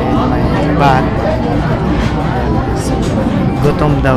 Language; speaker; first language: Filipino; native; Filipino